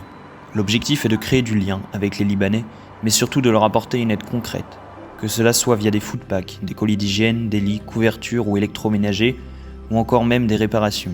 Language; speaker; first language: French; native; French